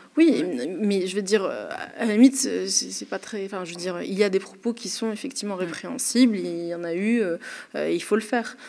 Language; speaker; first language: French; early bilingual, other home language; Arabic